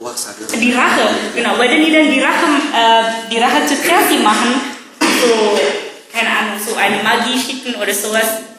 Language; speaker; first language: German; non-native, learner; Indonesian